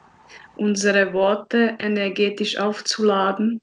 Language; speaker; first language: German; non-native, fluent; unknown